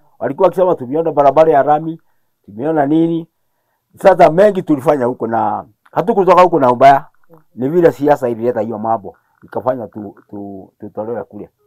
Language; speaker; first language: Swahili; non-native, local second language; Kikuyu